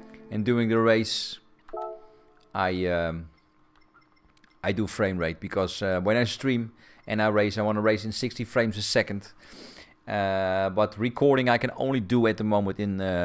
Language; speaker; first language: English; non-native, fluent; Dutch